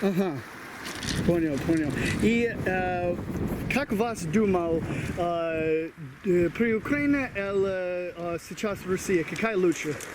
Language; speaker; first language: Russian; non-native, learner; English